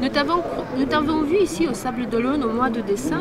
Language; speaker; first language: French; native; French